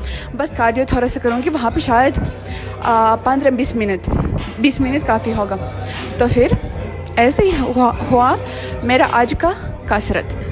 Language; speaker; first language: Hindi; non-native, fluent; Russian